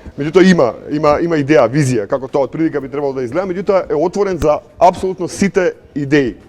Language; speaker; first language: Macedonian; native; Macedonian